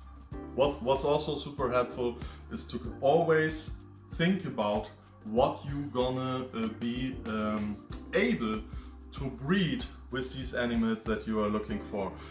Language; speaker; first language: English; non-native, fluent; German